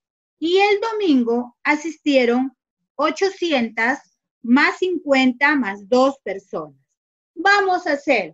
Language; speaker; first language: Spanish; native; Spanish